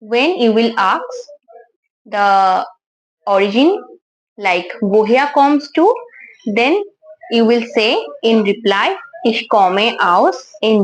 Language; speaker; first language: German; non-native, learner; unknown